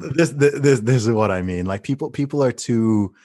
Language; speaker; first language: English; native; English